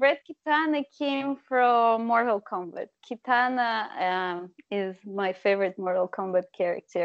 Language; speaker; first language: English; non-native, fluent; Russian